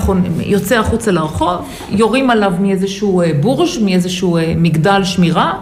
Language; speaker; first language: Hebrew; native; Hebrew